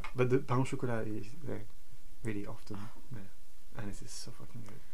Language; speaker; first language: English; non-native, fluent; French